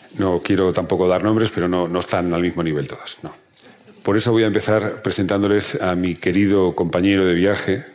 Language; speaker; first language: Spanish; native; Spanish